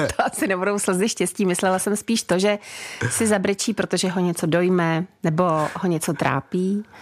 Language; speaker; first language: Czech; native; Czech